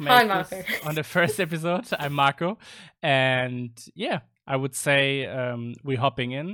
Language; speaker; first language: English; non-native, fluent; German